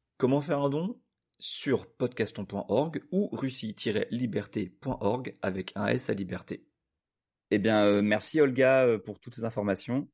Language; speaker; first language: French; native; French